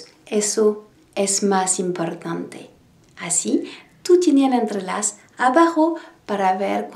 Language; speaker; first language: Spanish; non-native, learner; French